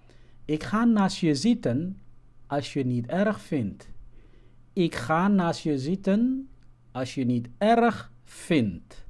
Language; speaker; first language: Dutch; non-native, fluent; Somali